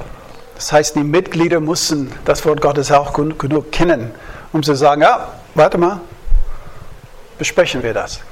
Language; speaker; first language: German; non-native, fluent; English